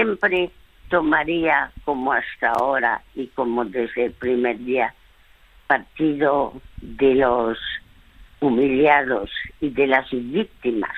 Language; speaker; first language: Spanish; non-native, fluent; French